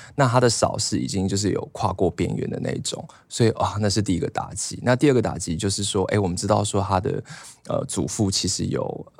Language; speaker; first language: Chinese; native; Chinese